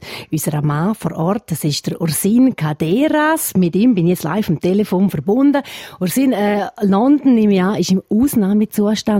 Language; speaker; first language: German; native; German